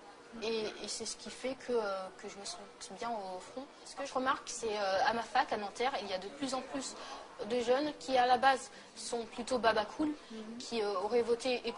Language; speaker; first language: French; native; French